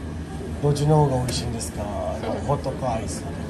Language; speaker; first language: Japanese; non-native, learner; Filipino